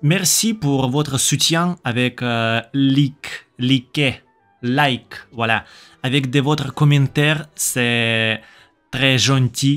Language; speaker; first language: French; non-native, learner; Russian